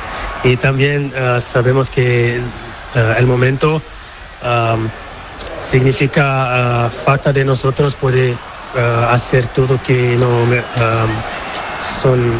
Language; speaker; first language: Spanish; non-native, learner; Portuguese